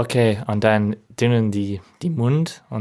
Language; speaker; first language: German; non-native, learner; English